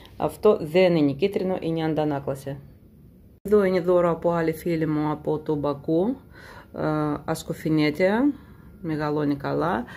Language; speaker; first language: Greek; non-native, fluent; Russian